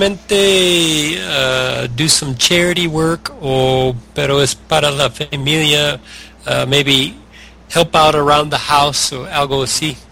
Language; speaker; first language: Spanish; non-native, learner; English